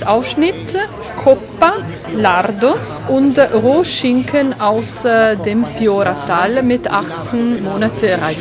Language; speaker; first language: German; non-native, learner; Italian